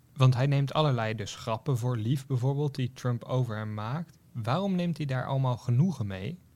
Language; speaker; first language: Dutch; native; Dutch